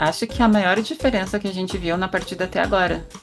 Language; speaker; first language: Portuguese; native; Portuguese